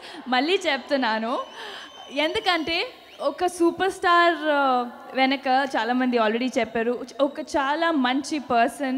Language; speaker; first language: Telugu; non-native, fluent; Punjabi